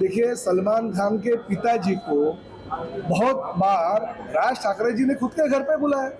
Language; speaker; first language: Hindi; non-native, local second language; Marathi